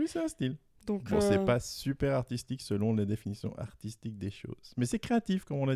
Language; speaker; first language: French; native; French